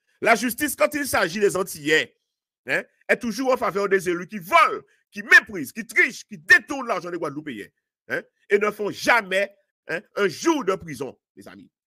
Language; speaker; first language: French; native; French